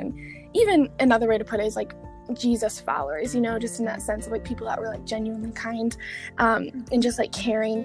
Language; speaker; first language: English; native; English